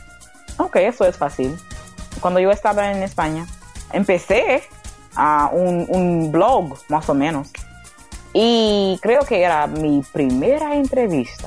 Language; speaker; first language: Spanish; non-native, learner; English